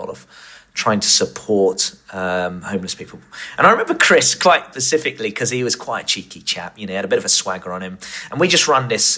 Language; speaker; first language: English; native; English